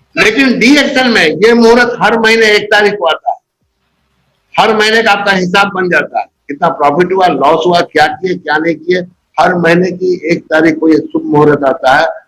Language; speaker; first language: Hindi; native; Hindi